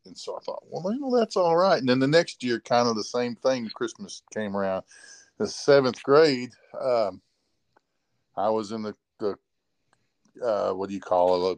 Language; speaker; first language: English; native; English